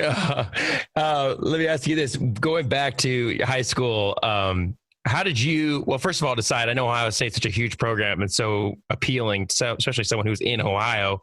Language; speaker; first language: English; native; English